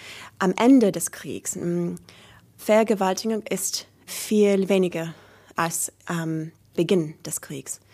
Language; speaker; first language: German; non-native, learner; English